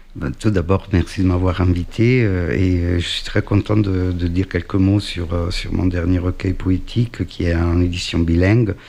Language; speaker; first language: French; non-native, fluent; Italian